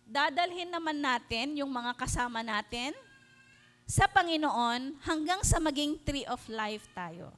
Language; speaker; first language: Filipino; native; Filipino